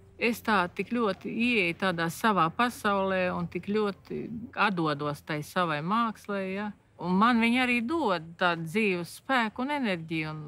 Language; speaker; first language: Latvian; native; Latvian